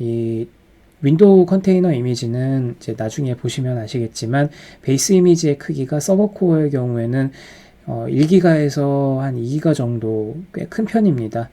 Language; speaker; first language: Korean; native; Korean